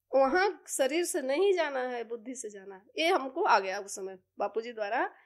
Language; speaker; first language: Hindi; native; Hindi